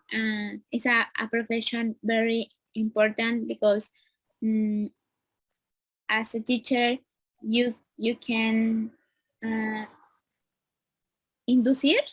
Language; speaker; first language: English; non-native, learner; Spanish